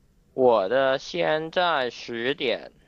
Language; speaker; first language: Chinese; non-native, learner; Indonesian